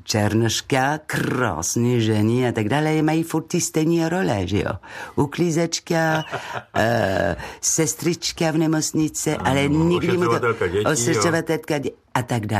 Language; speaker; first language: Czech; non-native, learner; French